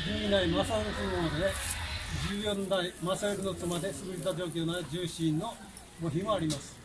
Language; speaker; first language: Japanese; native; Japanese